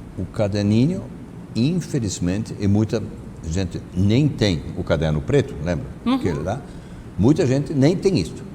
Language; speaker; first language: Portuguese; non-native, fluent; German